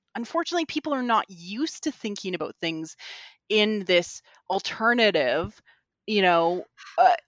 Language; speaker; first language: English; native; English